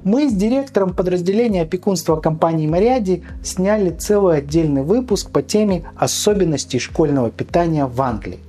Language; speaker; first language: Russian; native; Russian